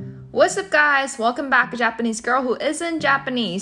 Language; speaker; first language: English; non-native, fluent; Japanese